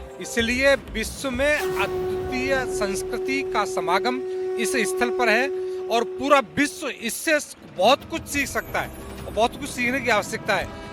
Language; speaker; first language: Hindi; native; Hindi